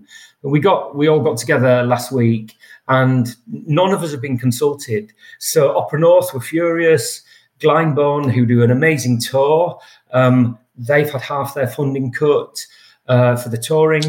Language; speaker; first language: English; native; English